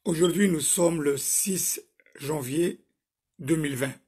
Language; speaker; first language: French; non-native, local second language; Somali